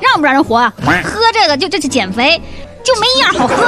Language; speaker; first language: Chinese; native; Chinese